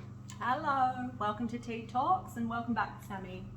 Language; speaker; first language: English; native; English